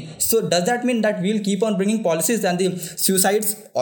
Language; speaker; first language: English; non-native, local second language; Hindi